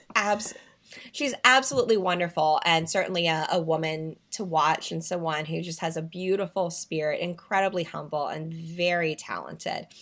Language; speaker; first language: English; native; English